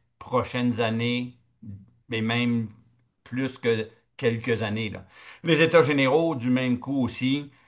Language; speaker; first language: French; native; French